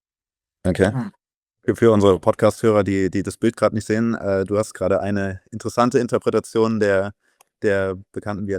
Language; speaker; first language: German; native; German